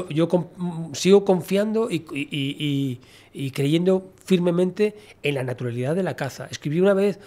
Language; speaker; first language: Spanish; native; Spanish